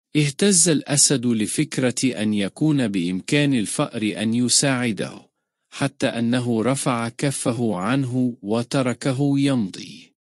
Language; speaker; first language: Arabic; non-native, fluent; Turkish